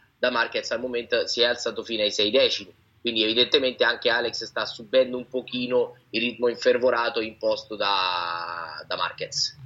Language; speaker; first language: Italian; native; Italian